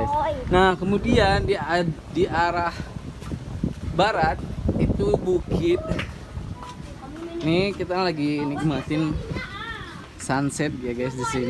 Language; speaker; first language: Indonesian; non-native, local second language; Minangkabau